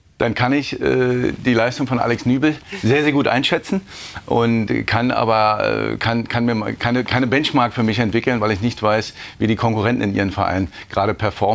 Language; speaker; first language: German; native; German